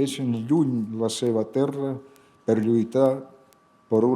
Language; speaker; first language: Catalan; early bilingual, heritage; Catalan